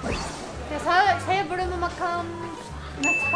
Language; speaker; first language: Indonesian; non-native, learner; Japanese